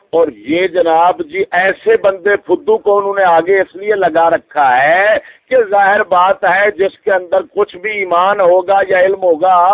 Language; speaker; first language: Urdu; native; Urdu